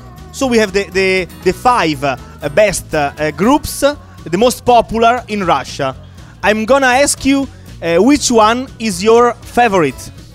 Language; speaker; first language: English; non-native, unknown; Italian